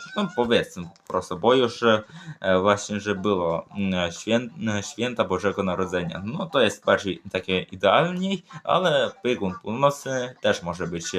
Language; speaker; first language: Polish; early bilingual, other home language; Ukrainian